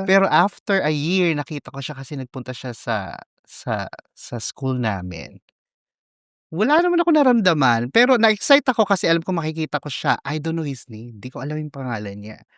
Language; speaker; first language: Filipino; native; Filipino